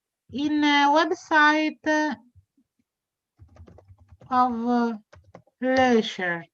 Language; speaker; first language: English; non-native, learner; Italian